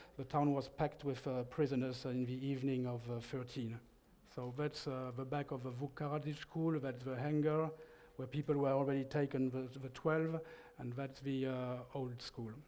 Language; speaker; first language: English; non-native, fluent; French